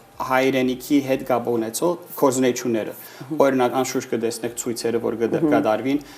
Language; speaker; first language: Armenian; early bilingual, heritage; Armenian